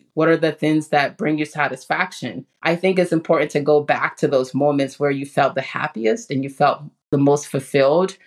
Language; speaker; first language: English; early bilingual, other home language; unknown